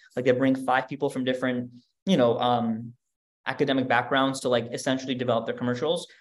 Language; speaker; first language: English; native; English